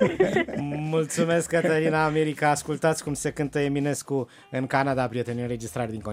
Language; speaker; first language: Romanian; native; Romanian